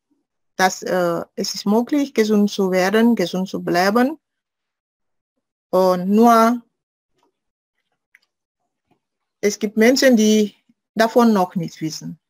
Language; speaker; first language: German; non-native, fluent; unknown